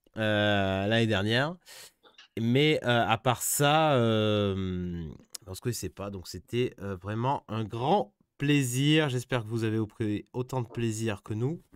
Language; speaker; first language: French; native; French